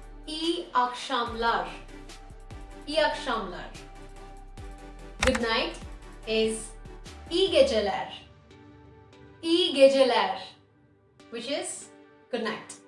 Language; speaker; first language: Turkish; non-native, fluent; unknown